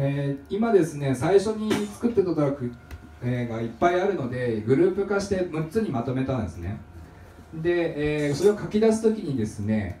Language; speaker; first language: Japanese; native; Japanese